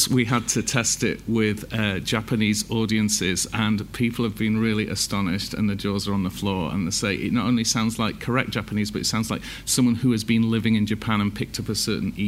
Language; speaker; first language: English; native; English